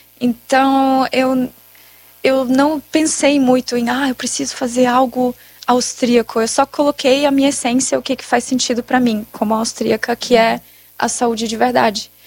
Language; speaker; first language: Portuguese; non-native, fluent; German